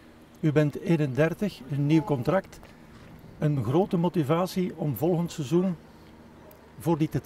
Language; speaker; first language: Dutch; native; Dutch